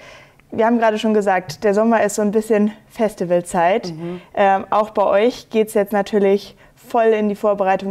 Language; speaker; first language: German; native; German